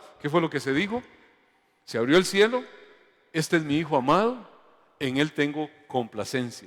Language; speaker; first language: Spanish; native; Spanish